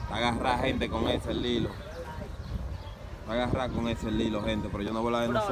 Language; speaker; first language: Spanish; native; Spanish